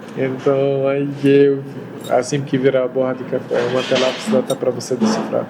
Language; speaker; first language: Portuguese; non-native, fluent; Arabic